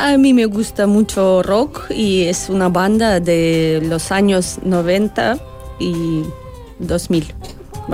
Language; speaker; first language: Spanish; non-native, learner; Russian